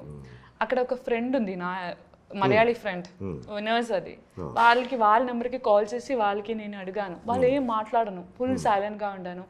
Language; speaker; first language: Telugu; non-native, learner; Malayalam